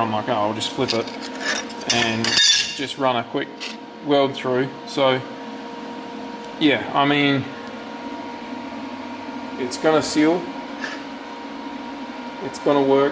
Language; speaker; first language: English; native; English